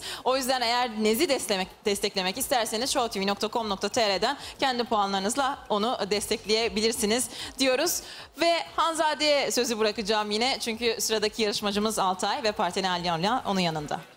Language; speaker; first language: Turkish; native; Turkish